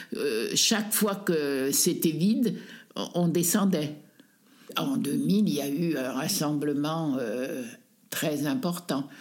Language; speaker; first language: French; native; French